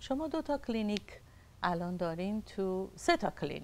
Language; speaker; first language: Persian; non-native, local second language; Armenian